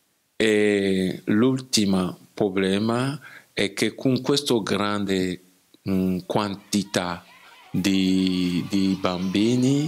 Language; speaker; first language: Italian; non-native, learner; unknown